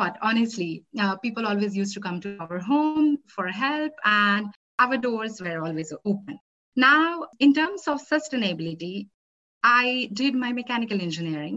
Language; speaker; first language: English; non-native, local second language; Marathi